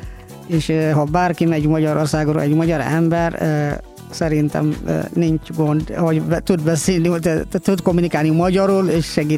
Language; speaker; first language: Hungarian; non-native, fluent; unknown